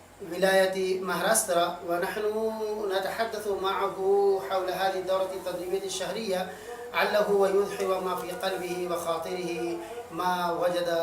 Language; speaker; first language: Arabic; non-native, fluent; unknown